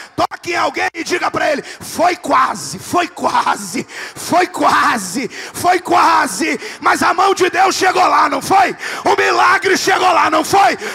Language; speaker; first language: Portuguese; native; Portuguese